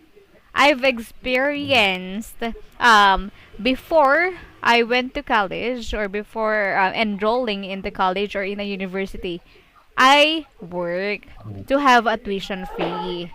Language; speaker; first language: English; non-native, fluent; Filipino